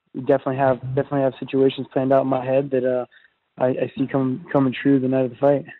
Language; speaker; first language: English; native; English